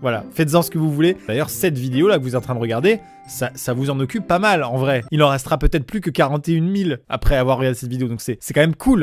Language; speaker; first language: French; native; French